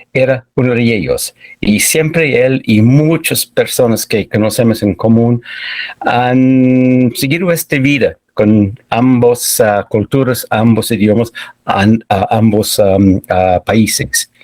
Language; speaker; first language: Spanish; non-native, fluent; English